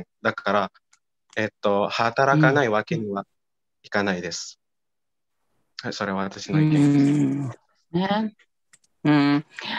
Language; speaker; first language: Japanese; non-native, fluent; Indonesian